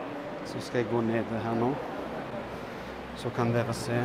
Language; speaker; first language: Norwegian; early bilingual, other home language; Urdu